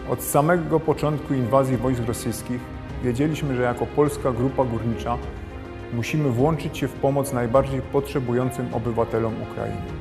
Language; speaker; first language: Polish; native; Polish